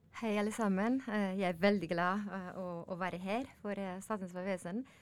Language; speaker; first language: Norwegian; non-native, learner; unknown